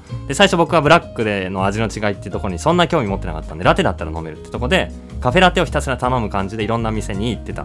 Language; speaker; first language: Japanese; native; Japanese